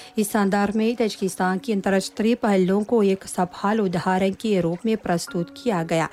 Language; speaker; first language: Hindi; non-native, fluent; Tajik